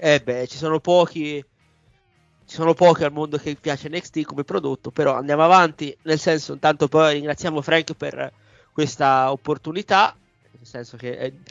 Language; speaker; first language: Italian; native; Italian